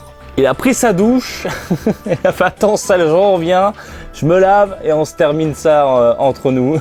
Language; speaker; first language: French; native; French